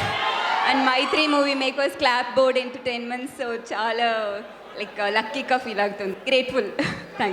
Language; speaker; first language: Telugu; non-native, learner; Tamil